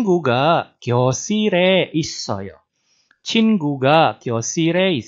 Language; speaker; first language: Korean; non-native, fluent; Indonesian